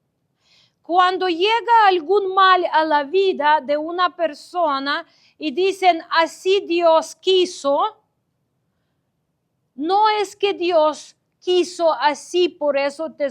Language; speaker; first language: Spanish; non-native, fluent; Ukrainian